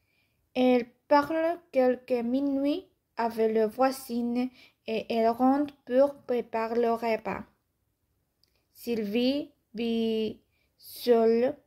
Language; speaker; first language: French; non-native, learner; Spanish